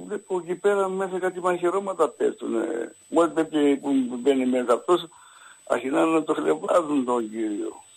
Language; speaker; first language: Greek; native; Greek